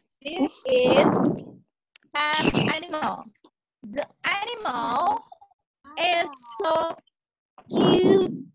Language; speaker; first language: English; non-native, learner; Indonesian